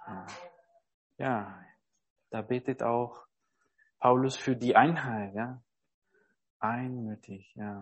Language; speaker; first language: German; non-native, fluent; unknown